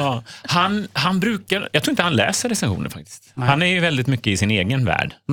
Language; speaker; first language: Swedish; native; Swedish